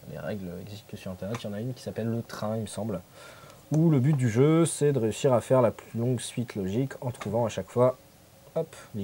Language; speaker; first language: French; native; French